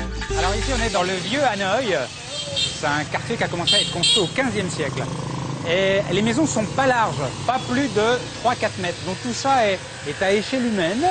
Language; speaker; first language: French; native; French